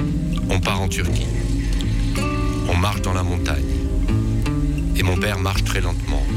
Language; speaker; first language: French; non-native, learner; Arabic